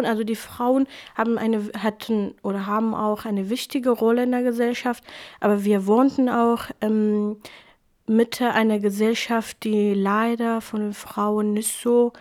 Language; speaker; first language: German; non-native, fluent; Kurdish